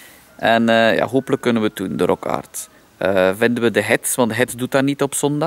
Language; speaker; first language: Dutch; native; Dutch